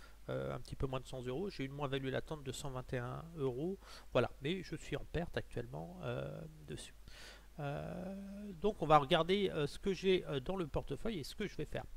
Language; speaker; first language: French; native; French